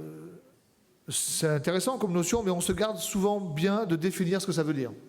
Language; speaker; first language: French; native; French